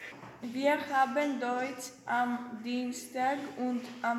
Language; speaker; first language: German; non-native, learner; Greek